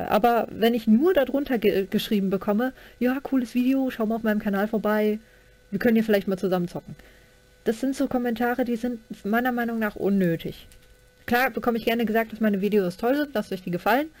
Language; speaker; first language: German; native; German